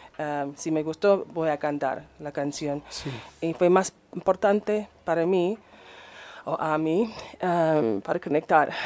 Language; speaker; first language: Spanish; non-native, learner; English